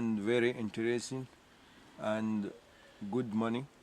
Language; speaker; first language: English; non-native, learner; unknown